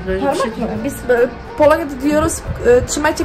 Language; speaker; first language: Turkish; non-native, learner; Polish